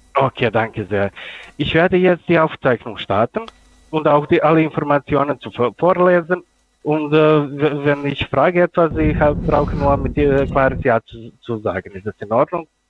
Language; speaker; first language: German; non-native, learner; Russian